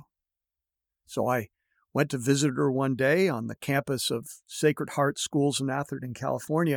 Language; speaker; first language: English; native; English